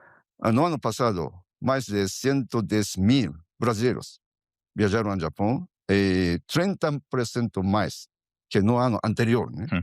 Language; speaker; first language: Portuguese; non-native, fluent; Japanese